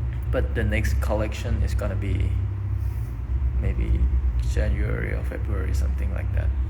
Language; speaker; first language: English; non-native, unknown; Thai